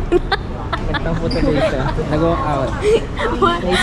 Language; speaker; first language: Filipino; native; Filipino